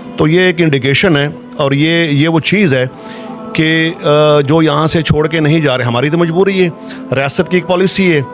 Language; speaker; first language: Urdu; non-native, local second language; Pashto